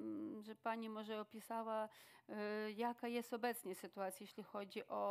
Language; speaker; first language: Polish; non-native, fluent; Ukrainian